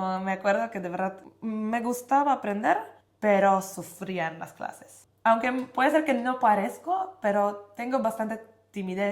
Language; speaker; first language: Spanish; non-native, fluent; Polish